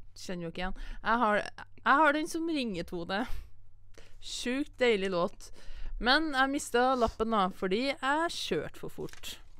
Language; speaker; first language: Norwegian; native; Norwegian